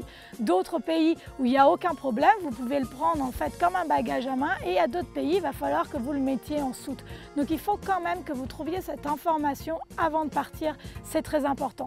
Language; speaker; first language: French; native; French